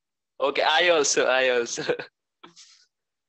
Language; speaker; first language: English; non-native, learner; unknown